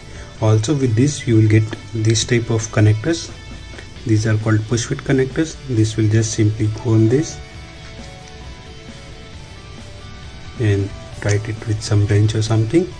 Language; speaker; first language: English; non-native, local second language; Hindi